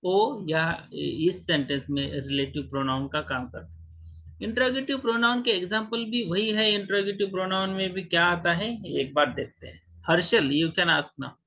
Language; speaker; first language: Hindi; non-native, local second language; Marathi